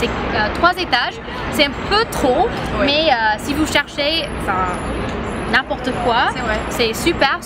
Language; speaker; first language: French; non-native, fluent; English